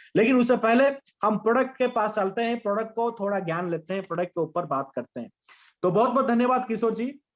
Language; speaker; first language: Hindi; non-native, local second language; Bangla